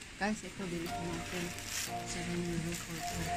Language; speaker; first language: English; non-native, local second language; Filipino